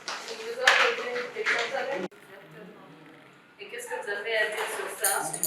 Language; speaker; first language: French; non-native, local second language; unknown